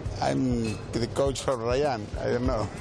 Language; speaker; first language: English; non-native, learner; Spanish